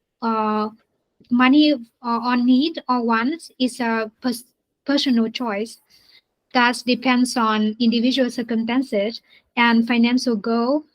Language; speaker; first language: English; non-native, learner; Vietnamese